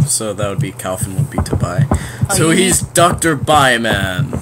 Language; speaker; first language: English; native; English